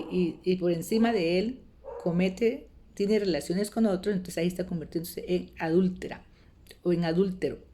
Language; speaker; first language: Spanish; native; Spanish